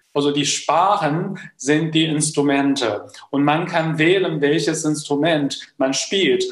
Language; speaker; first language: German; non-native, fluent; Chinese